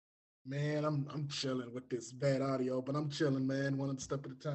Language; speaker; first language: English; native; English